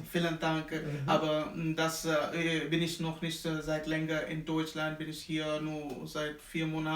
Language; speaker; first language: German; non-native, learner; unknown